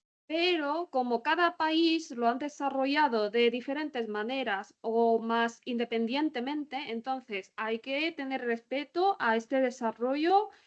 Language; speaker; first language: Spanish; non-native, learner; Korean